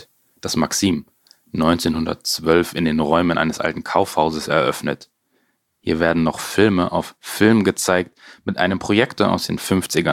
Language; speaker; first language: German; native; German